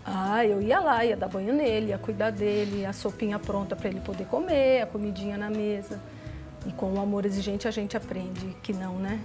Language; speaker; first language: Portuguese; native; Portuguese